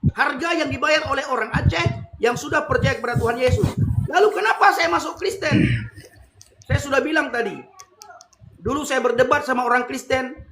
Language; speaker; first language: Indonesian; non-native, local second language; Achinese